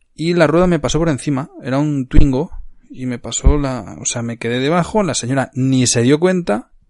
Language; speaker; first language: Spanish; native; Spanish